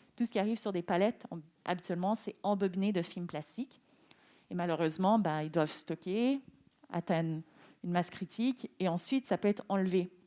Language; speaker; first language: French; non-native, fluent; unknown